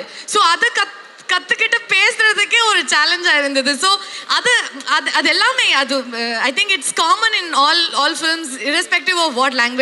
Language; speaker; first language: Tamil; non-native, learner; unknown